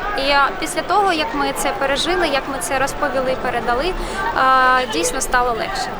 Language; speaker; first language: Ukrainian; non-native, local second language; Russian